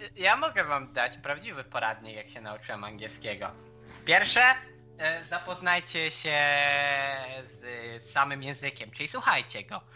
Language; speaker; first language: Polish; native; Polish